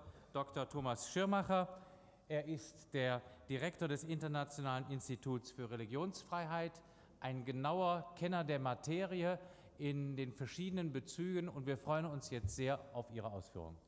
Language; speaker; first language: German; native; German